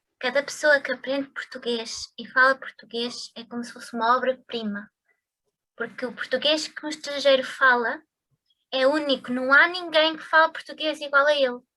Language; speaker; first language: Portuguese; native; Portuguese